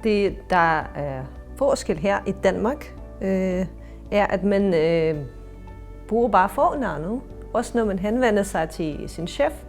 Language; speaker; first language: Danish; non-native, fluent; Ukrainian